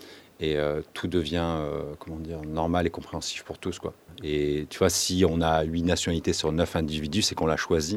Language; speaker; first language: French; native; French